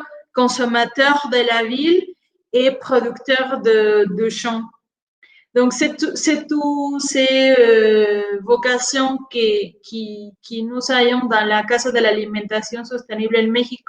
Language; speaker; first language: French; non-native, fluent; Spanish